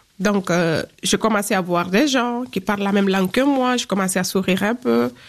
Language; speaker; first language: French; non-native, local second language; Fula